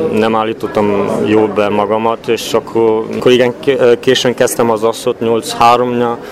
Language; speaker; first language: Hungarian; early bilingual, heritage; Hungarian